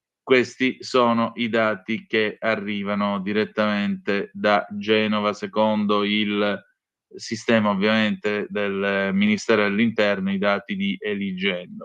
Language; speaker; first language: Italian; native; Italian